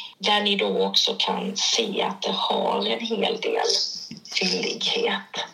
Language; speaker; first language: Swedish; native; Swedish